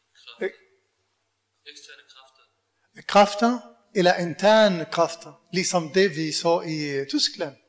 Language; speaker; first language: Danish; non-native, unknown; Arabic